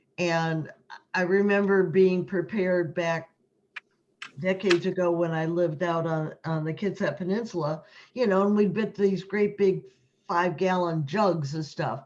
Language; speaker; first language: English; native; English